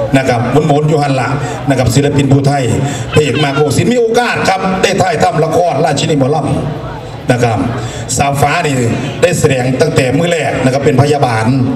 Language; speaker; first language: Thai; non-native, local second language; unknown